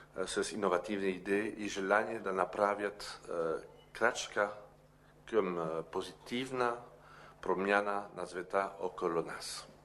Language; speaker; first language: Bulgarian; non-native, learner; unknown